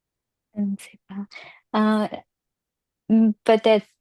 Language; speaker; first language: French; non-native, learner; Punjabi